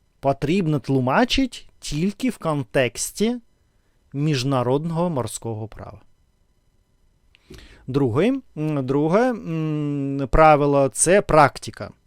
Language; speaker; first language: Ukrainian; non-native, learner; Russian